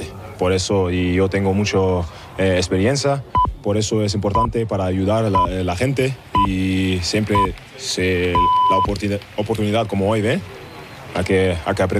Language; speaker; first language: Spanish; non-native, learner; German